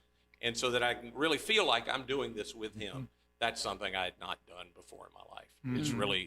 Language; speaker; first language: English; native; English